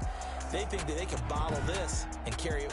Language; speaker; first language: English; native; English